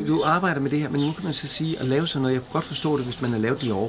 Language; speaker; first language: Danish; native; Danish